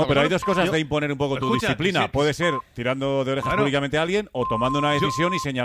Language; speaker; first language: Spanish; native; Spanish